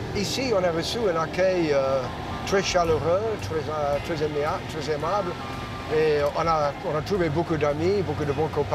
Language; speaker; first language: French; non-native, fluent; English